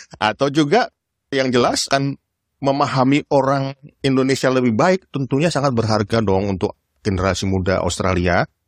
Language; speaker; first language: Indonesian; native; Indonesian